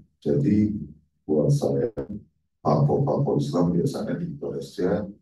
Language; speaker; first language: Indonesian; non-native, fluent; Turkish